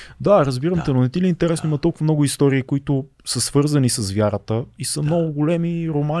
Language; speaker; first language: Bulgarian; native; Bulgarian